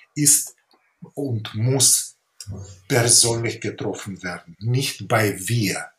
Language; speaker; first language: German; non-native, fluent; Ukrainian